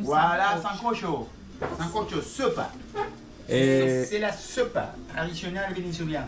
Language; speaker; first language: French; non-native, learner; Spanish